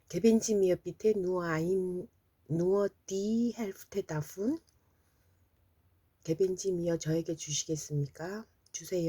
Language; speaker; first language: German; non-native, fluent; Korean